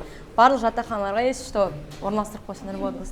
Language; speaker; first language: Kazakh; native; Kazakh